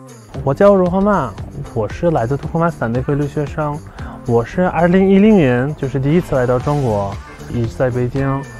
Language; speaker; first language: Chinese; non-native, fluent; Turkmen